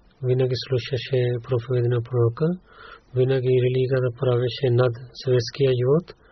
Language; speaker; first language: Bulgarian; non-native, learner; Urdu